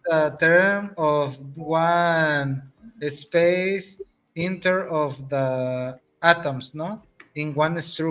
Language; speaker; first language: English; non-native, learner; Spanish